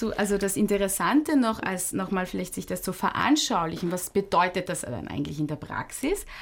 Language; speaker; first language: German; early bilingual, other home language; Turkish